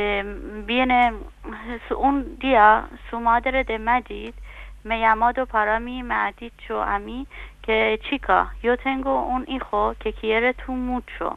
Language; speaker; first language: Spanish; non-native, learner; Persian